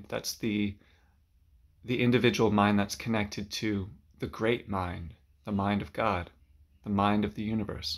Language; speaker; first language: English; native; English